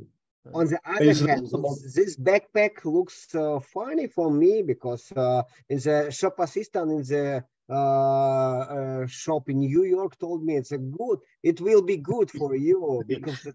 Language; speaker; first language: English; non-native, learner; Russian